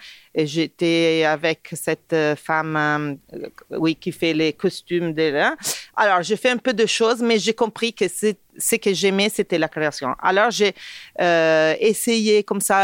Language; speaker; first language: French; non-native, fluent; Italian